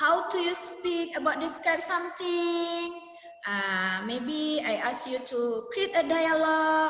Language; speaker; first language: English; non-native, learner; Indonesian